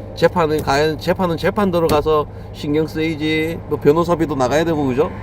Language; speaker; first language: Korean; native; Korean